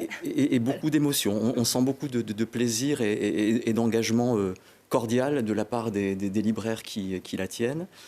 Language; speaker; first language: French; native; French